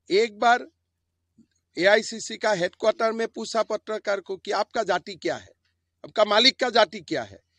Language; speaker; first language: Hindi; non-native, local second language; Assamese